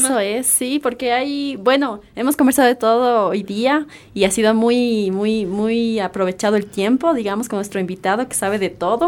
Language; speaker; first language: Spanish; native; Spanish